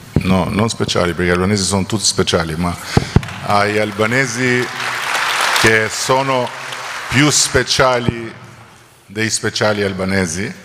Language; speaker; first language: Italian; non-native, fluent; Albanian